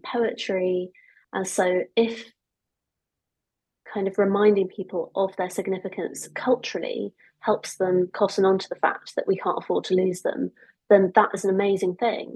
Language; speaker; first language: English; native; English